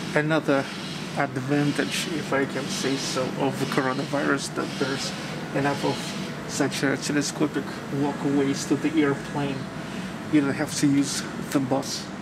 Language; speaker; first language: English; non-native, fluent; Russian